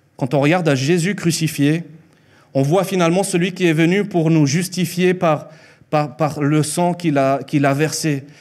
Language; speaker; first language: French; early bilingual, other home language; Spanish